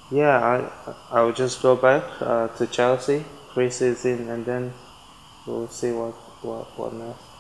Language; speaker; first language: English; non-native, local second language; Igbo